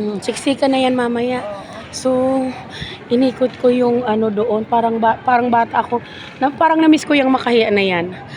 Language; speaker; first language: Filipino; native; Filipino